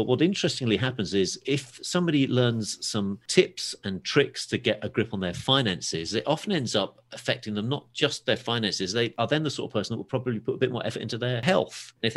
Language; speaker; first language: English; native; English